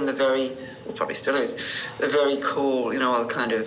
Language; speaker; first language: English; native; English